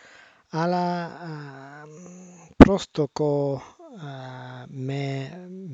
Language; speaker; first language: Greek; non-native, learner; English